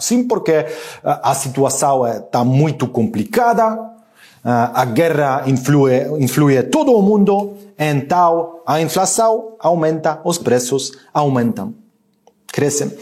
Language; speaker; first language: Portuguese; non-native, learner; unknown